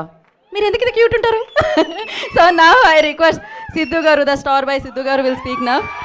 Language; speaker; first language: Telugu; native; Telugu